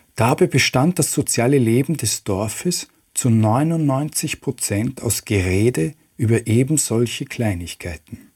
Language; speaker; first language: German; native; German